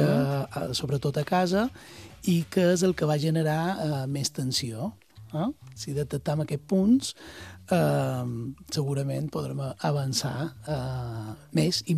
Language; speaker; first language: Catalan; native; Catalan